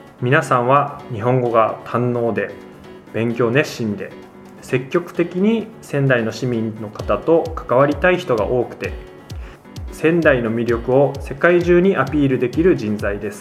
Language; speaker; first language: Japanese; native; Japanese